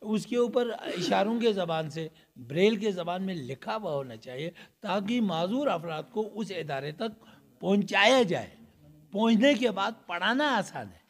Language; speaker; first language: Urdu; non-native, local second language; Balti